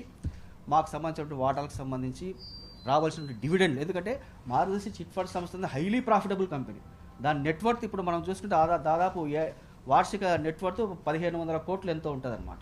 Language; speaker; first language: Telugu; native; Telugu